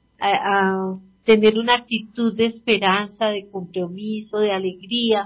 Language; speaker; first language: Spanish; native; Spanish